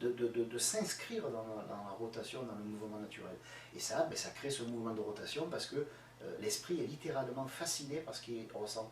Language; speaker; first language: French; native; French